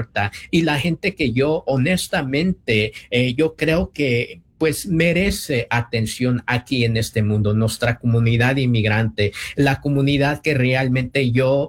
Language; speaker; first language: Spanish; early bilingual, heritage; Spanish